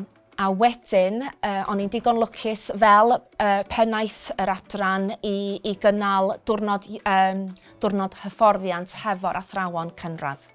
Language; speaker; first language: Welsh; native; Welsh